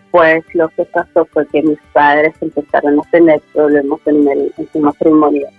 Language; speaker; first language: Spanish; early bilingual, other home language; Swedish